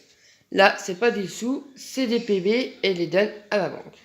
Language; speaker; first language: French; native; French